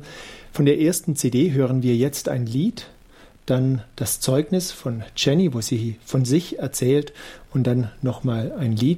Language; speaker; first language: German; native; German